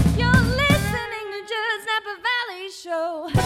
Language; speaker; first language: English; native; English